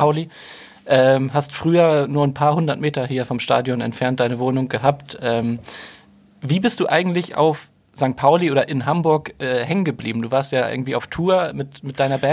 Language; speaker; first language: German; native; German